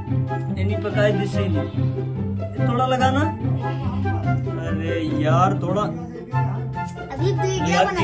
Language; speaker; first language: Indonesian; non-native, learner; Hindi